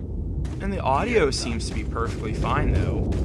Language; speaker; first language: English; native; English